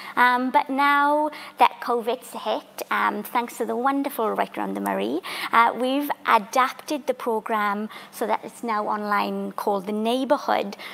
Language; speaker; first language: English; native; English